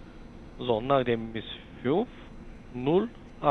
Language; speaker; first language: German; non-native, learner; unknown